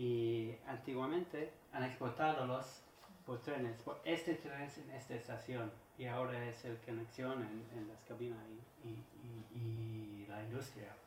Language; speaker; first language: Spanish; non-native, learner; English